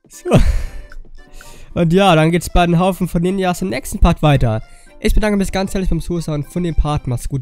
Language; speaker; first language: German; native; German